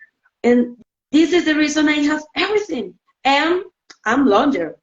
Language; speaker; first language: English; non-native, learner; Spanish